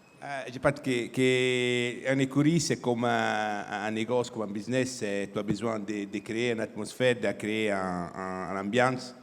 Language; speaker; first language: French; non-native, fluent; Italian